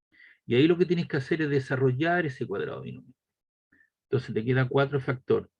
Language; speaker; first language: Spanish; native; Spanish